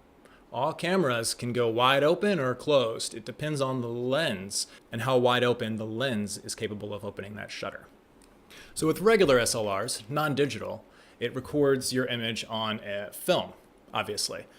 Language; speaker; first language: English; native; English